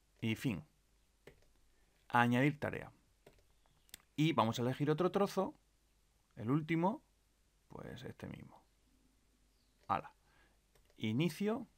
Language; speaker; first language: Spanish; native; Spanish